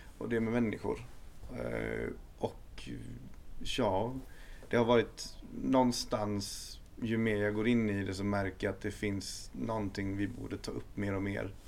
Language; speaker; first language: Swedish; native; Swedish